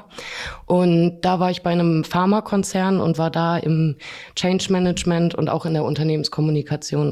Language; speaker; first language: German; native; German